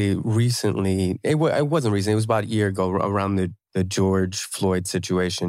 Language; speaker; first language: English; native; English